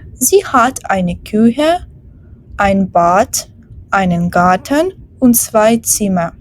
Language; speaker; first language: German; non-native, fluent; Ukrainian